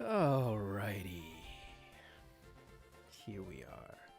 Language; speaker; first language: English; native; English